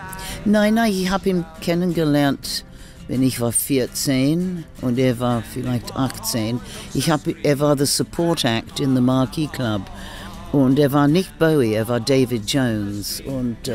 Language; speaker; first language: German; non-native, learner; English